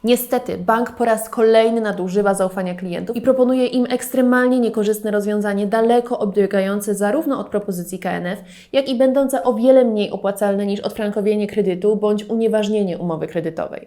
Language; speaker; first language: Polish; native; Polish